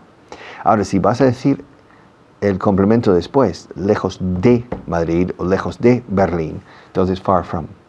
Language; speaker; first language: Spanish; non-native, fluent; English